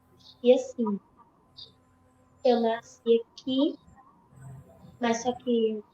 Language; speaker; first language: Portuguese; early bilingual, other home language; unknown